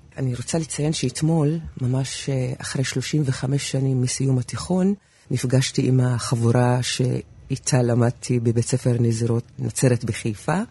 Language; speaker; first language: Hebrew; non-native, local second language; Arabic